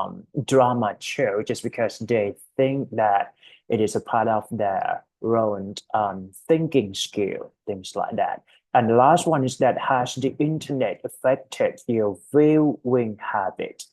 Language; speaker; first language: English; non-native, fluent; Thai